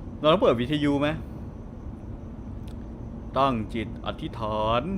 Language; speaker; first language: Thai; native; Thai